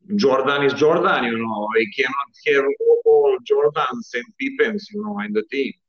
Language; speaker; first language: English; non-native, fluent; Bosnian